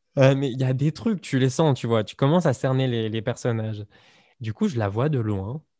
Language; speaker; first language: French; native; French